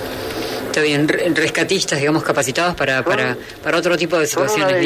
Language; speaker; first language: Spanish; native; Spanish